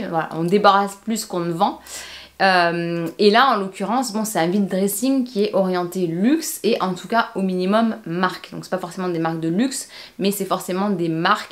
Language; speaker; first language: French; native; French